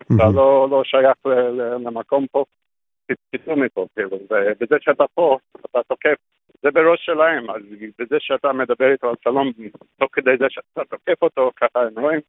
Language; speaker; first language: Hebrew; non-native, fluent; English